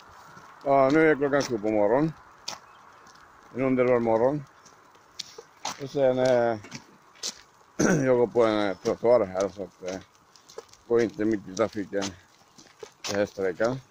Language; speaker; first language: Swedish; non-native, learner; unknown